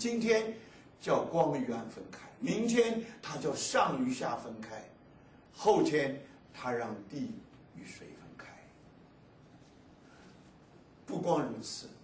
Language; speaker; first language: Chinese; native; Chinese